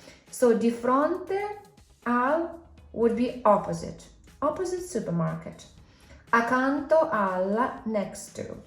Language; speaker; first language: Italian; non-native, fluent; English